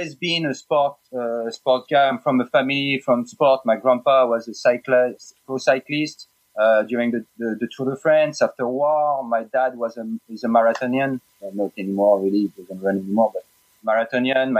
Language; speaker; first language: English; non-native, fluent; French